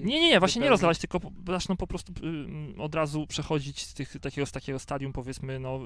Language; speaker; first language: Polish; native; Polish